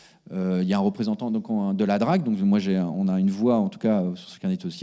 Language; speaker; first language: French; native; French